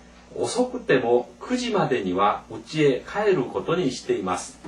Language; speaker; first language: Japanese; non-native, fluent; Korean